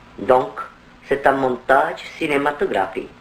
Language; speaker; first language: French; non-native, fluent; Korean